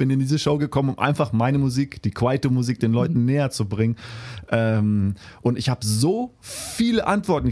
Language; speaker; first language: German; early bilingual, heritage; German